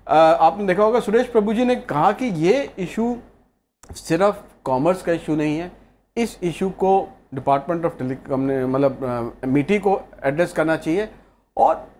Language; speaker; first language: Hindi; native; Hindi